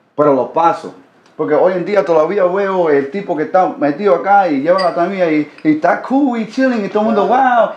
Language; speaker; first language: Spanish; early bilingual, heritage; Spanish